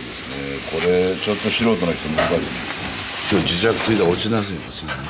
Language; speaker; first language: Japanese; native; Japanese